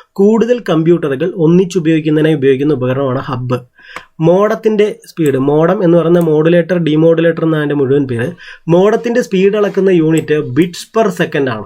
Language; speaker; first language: Malayalam; native; Malayalam